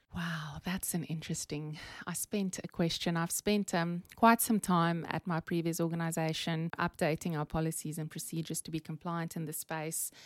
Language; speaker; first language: English; non-native, local second language; Afrikaans